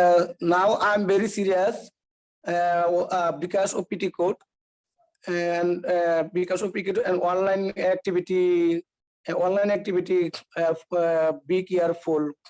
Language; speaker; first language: English; non-native, learner; Bangla